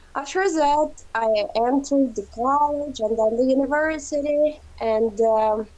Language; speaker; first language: English; non-native, fluent; Ukrainian